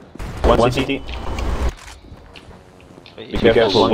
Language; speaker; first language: English; non-native, learner; Spanish